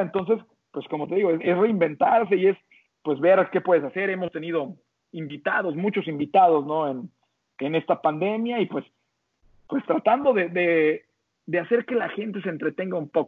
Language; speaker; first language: Spanish; native; Spanish